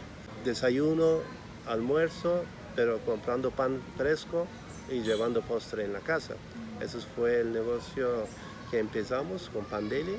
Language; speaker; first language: Spanish; non-native, fluent; Turkish